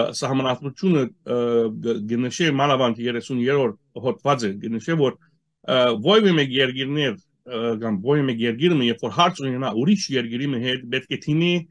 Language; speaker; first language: Armenian; early bilingual, heritage; Armenian